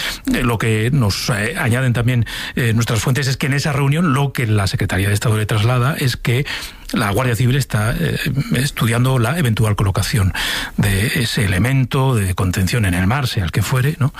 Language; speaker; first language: Spanish; native; Spanish